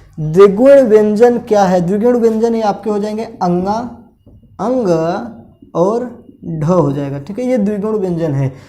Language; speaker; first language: Hindi; native; Hindi